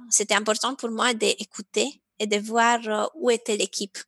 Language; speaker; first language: French; non-native, fluent; Romanian